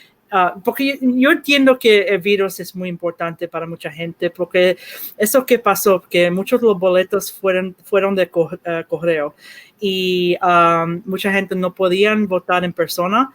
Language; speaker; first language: Spanish; early bilingual, heritage; Spanish